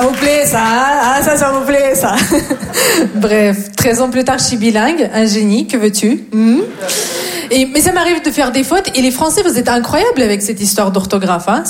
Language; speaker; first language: French; non-native, fluent; Russian